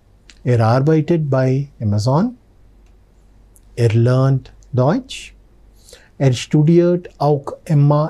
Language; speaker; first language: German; non-native, fluent; Telugu